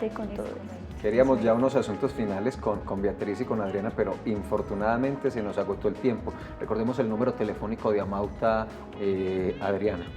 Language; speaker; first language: Spanish; native; Spanish